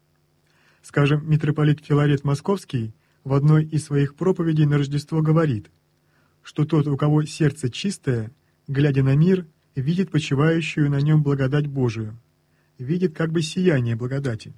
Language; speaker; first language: Russian; native; Russian